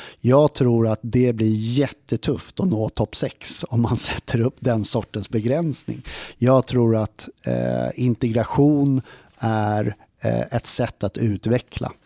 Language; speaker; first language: Swedish; native; Swedish